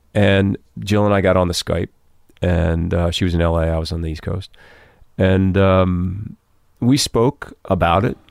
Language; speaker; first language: English; native; English